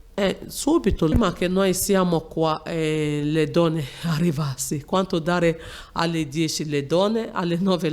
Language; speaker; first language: Italian; non-native, learner; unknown